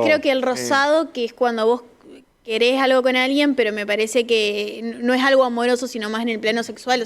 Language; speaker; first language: Spanish; native; Spanish